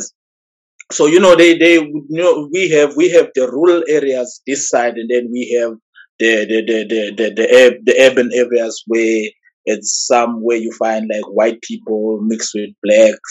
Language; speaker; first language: English; non-native, local second language; Zulu